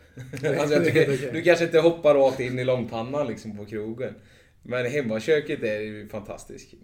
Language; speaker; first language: Swedish; native; Swedish